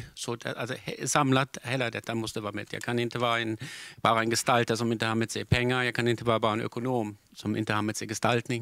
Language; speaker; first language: Swedish; non-native, fluent; German